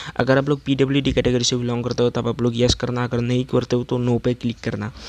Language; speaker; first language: Hindi; non-native, local second language; Assamese